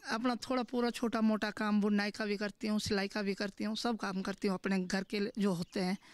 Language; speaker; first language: Hindi; native; Hindi